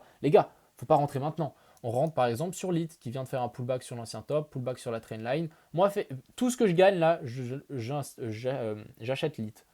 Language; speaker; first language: French; native; French